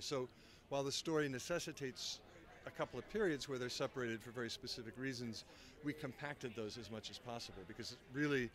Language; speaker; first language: English; native; English